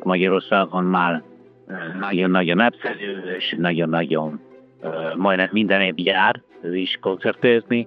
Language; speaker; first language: Hungarian; non-native, fluent; Italian